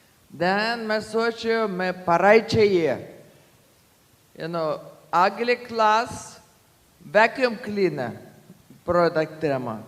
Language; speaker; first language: Hindi; non-native, learner; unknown